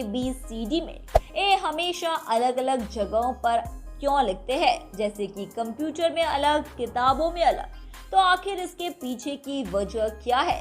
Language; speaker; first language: Hindi; native; Hindi